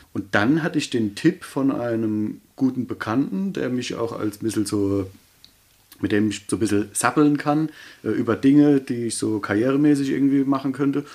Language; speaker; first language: German; native; German